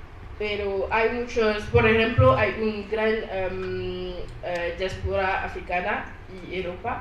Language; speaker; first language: Spanish; non-native, learner; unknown